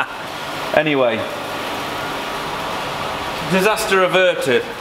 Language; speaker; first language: English; native; English